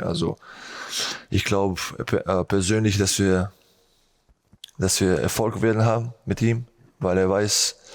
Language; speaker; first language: German; non-native, fluent; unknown